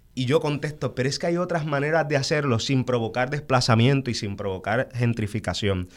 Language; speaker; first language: Spanish; native; Spanish